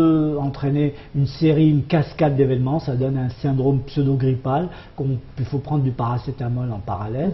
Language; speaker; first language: French; non-native, local second language; Arabic